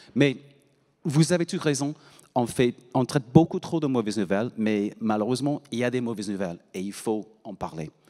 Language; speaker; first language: French; non-native, fluent; English